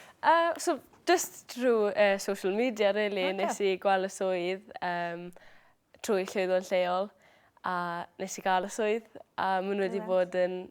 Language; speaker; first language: Welsh; native; Welsh